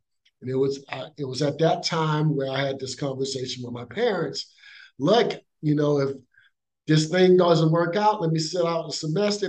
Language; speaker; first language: English; native; English